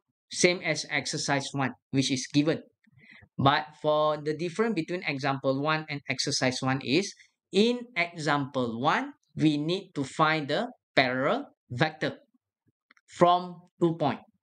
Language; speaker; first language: English; non-native, local second language; Malay